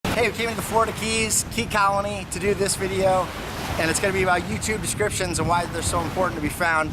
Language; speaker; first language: English; native; English